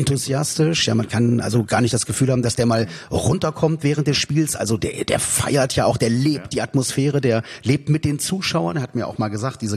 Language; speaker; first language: German; native; German